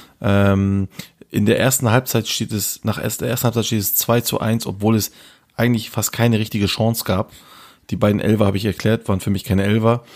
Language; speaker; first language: German; early bilingual, other home language; Turkish